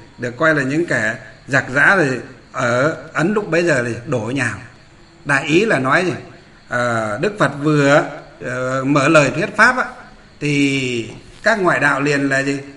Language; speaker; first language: Vietnamese; non-native, local second language; Muong